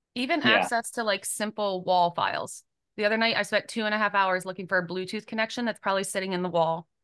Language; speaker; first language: English; native; English